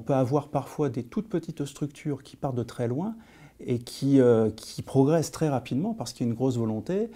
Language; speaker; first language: French; native; French